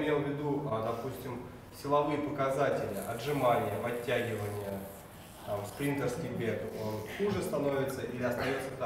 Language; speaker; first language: Russian; native; Russian